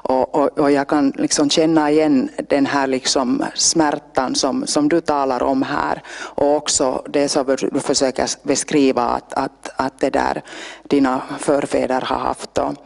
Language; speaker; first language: Swedish; native; Swedish